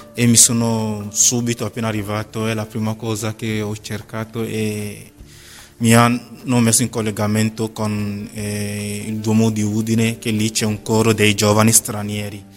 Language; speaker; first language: Italian; non-native, fluent; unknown